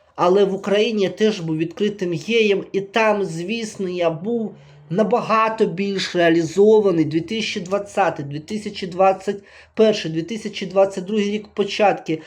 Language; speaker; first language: Ukrainian; native; Ukrainian